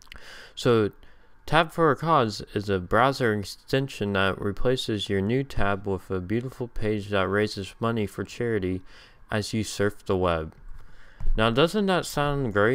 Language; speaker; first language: English; native; English